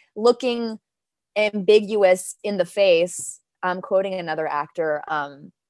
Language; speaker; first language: English; early bilingual, other home language; Danish